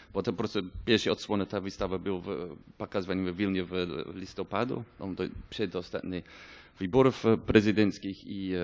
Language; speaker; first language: Polish; non-native, fluent; English